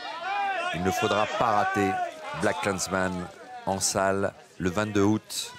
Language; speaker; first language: French; native; French